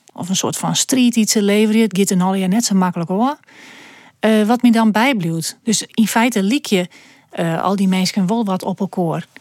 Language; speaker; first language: Dutch; native; Dutch